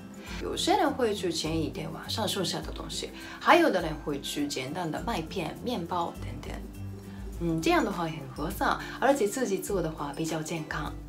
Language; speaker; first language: Chinese; non-native, fluent; Japanese